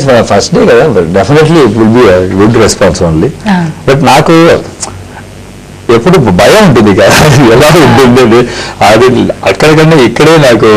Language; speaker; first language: Telugu; non-native, learner; Tamil